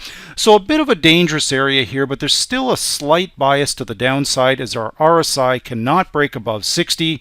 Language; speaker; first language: English; native; English